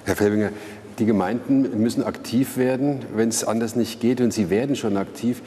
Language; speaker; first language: German; native; German